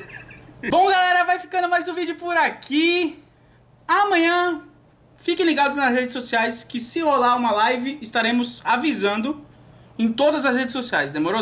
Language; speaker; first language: Portuguese; native; Portuguese